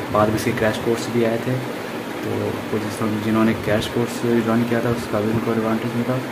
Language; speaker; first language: Hindi; native; Hindi